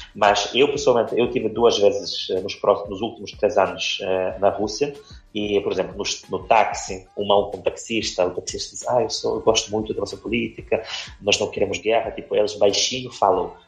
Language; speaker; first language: Portuguese; non-native, fluent; Ukrainian